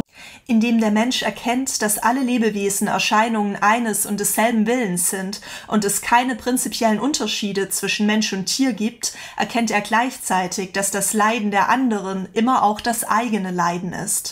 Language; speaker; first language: German; native; German